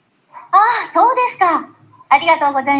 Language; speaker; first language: Japanese; non-native, learner; Vietnamese